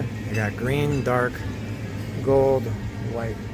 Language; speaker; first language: English; native; English